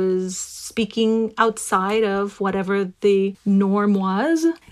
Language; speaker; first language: English; non-native, fluent; Spanish